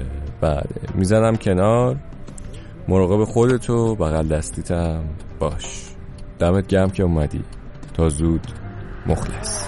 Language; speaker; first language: Persian; native; Persian